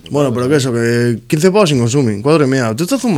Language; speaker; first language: Spanish; native; Spanish